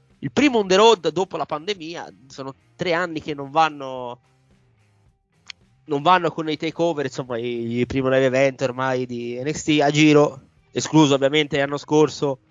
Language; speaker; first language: Italian; native; Italian